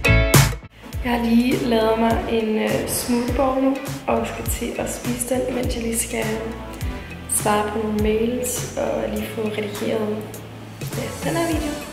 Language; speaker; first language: Danish; native; Danish